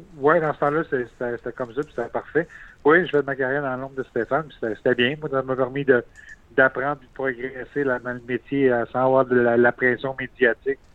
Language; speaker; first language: French; native; French